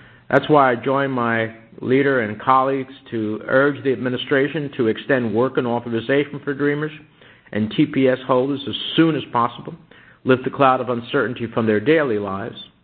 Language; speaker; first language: English; early bilingual, other home language; Spanish